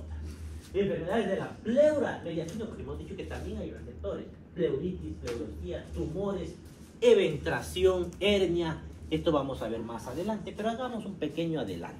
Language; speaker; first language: Spanish; native; Spanish